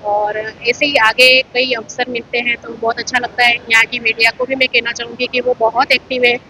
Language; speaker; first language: Hindi; native; Hindi